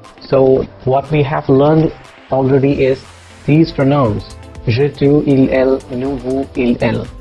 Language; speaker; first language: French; non-native, fluent; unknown